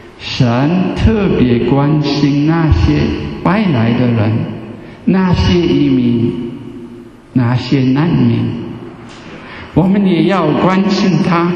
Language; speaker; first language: Chinese; non-native, fluent; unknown